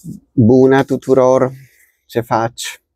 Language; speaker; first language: Romanian; non-native, learner; Spanish